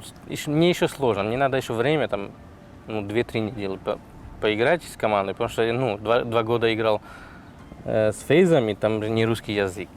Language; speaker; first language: Russian; non-native, fluent; Slovak